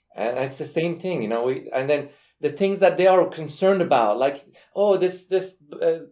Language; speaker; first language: English; non-native, fluent; Persian